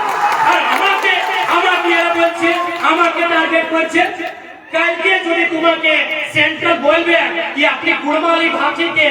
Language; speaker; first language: Bangla; non-native, local second language; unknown